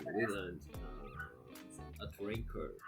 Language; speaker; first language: English; non-native, fluent; Japanese